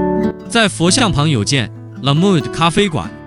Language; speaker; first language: Chinese; native; Chinese